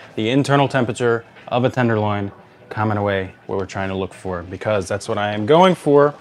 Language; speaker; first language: English; native; English